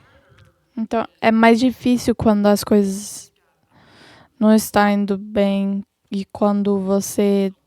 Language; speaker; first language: Portuguese; non-native, fluent; English